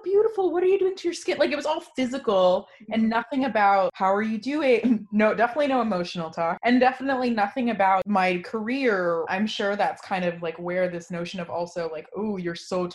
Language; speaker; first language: English; native; English